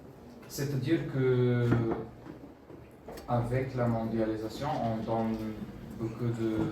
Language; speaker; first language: French; non-native, learner; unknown